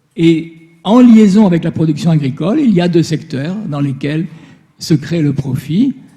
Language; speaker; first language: French; native; French